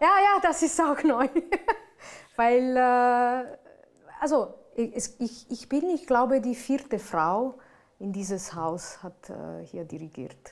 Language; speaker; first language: German; non-native, fluent; Italian